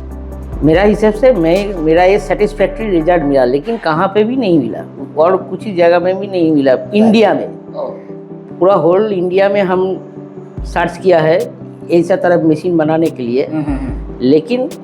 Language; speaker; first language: Hindi; non-native, local second language; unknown